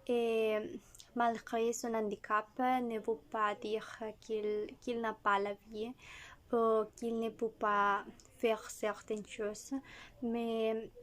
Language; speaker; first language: French; non-native, learner; Spanish